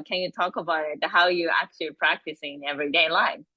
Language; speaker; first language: English; non-native, fluent; Japanese